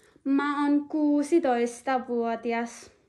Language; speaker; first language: Finnish; non-native, learner; Nepali